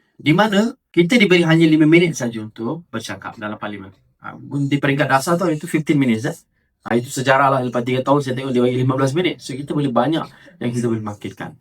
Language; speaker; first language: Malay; non-native, local second language; Tamil